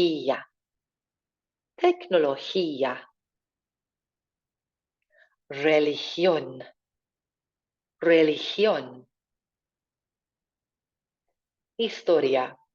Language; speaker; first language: Spanish; non-native, fluent; English